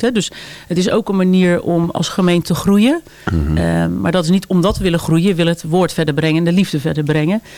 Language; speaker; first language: Dutch; native; Dutch